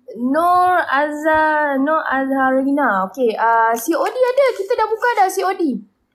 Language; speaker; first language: Malay; native; Malay